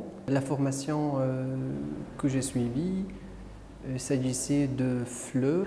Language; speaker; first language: French; non-native, fluent; Arabic